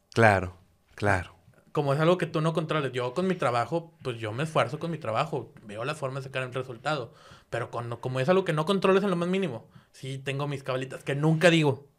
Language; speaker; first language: Spanish; native; Spanish